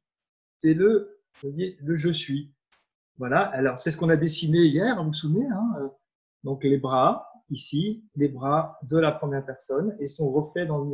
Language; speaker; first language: French; native; French